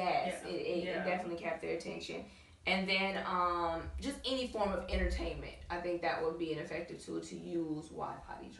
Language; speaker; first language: English; native; English